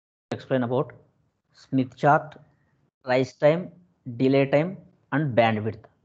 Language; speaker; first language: English; non-native, local second language; Telugu